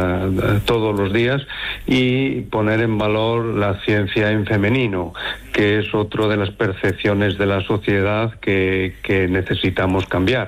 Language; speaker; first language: Spanish; native; Spanish